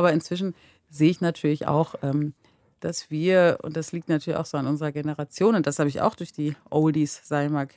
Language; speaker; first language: German; native; German